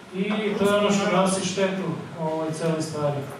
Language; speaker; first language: Bosnian; native; Bosnian